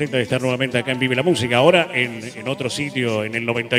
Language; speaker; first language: Spanish; native; Spanish